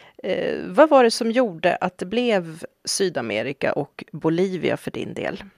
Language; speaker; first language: Swedish; native; Swedish